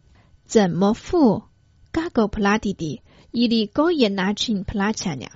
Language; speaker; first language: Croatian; non-native, fluent; Chinese